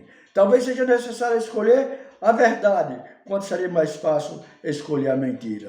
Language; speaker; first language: Portuguese; native; Portuguese